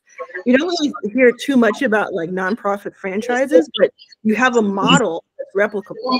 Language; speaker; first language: English; native; English